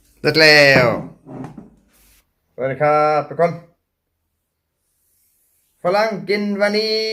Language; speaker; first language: Thai; non-native, learner; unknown